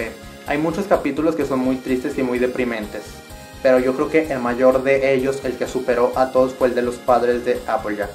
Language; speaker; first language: Spanish; native; Spanish